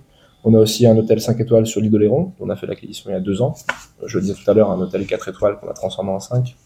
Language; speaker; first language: French; native; French